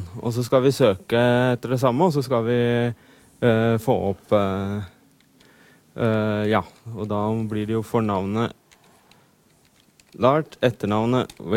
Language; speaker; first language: Norwegian; native; Norwegian